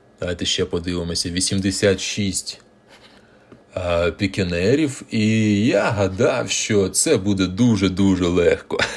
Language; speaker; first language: Ukrainian; non-native, local second language; Russian